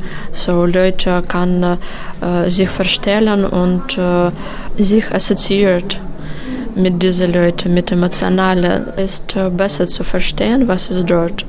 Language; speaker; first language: German; non-native, learner; Ukrainian